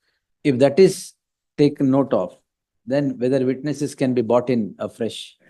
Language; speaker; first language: English; non-native, local second language; Kannada